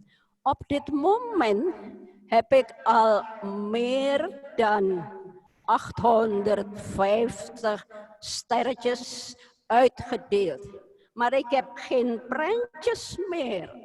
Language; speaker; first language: Dutch; non-native, fluent; Indonesian